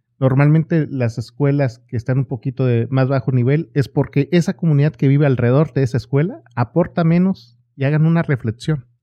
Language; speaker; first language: Spanish; native; Spanish